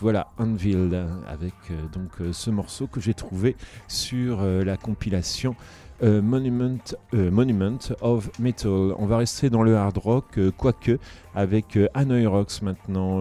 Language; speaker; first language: French; native; French